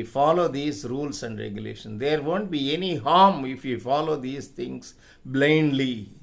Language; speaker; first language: English; non-native, local second language; Telugu